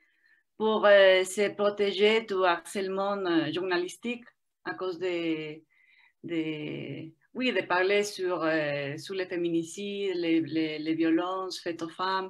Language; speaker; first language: French; non-native, fluent; Spanish